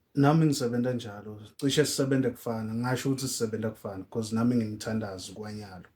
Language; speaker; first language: Zulu; non-native, local second language; Swati